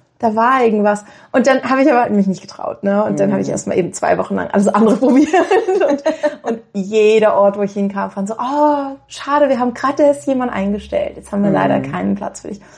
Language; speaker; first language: German; native; German